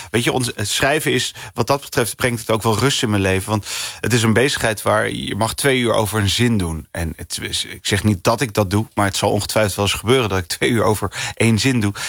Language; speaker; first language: Dutch; early bilingual, other home language; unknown